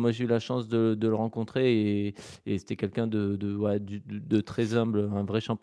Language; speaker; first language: French; native; French